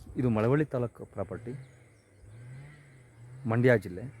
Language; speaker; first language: Kannada; native; Kannada